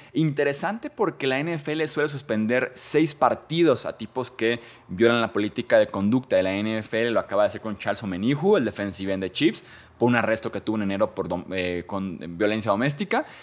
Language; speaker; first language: Spanish; native; Spanish